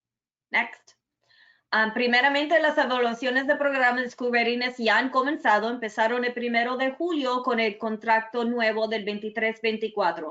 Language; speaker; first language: Spanish; early bilingual, other home language; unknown